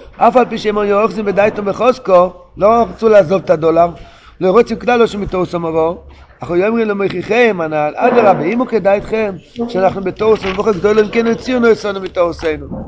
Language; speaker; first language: Hebrew; non-native, local second language; Yiddish